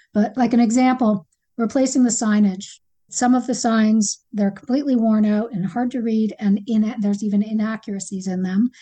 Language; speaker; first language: English; native; English